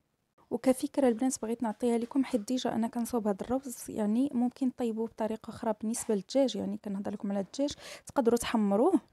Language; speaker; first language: Arabic; native; Arabic